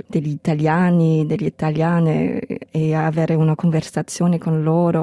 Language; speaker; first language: Italian; non-native, fluent; English